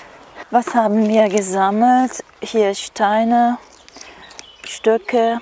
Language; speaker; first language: German; non-native, learner; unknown